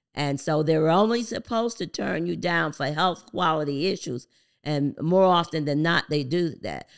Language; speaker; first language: English; native; English